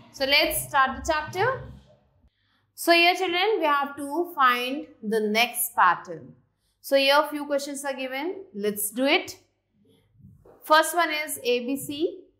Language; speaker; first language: English; non-native, local second language; Hindi